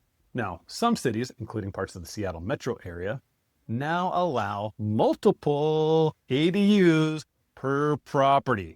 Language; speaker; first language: English; native; English